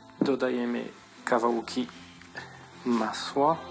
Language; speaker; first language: Polish; non-native, learner; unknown